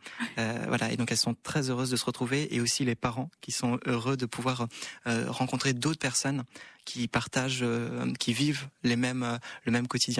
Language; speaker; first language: French; native; French